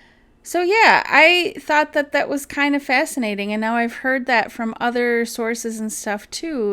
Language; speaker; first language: English; native; English